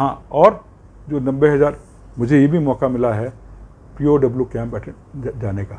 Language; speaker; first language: Hindi; non-native, local second language; Bangla